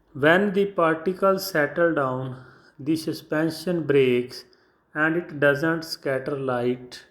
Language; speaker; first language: English; non-native, local second language; Punjabi